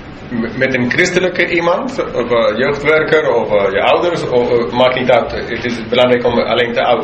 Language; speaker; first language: Dutch; non-native, fluent; English